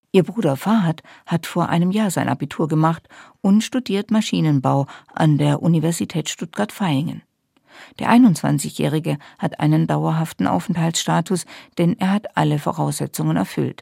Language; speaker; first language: German; native; German